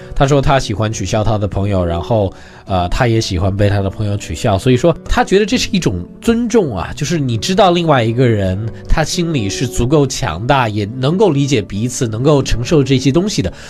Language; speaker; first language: Chinese; native; Chinese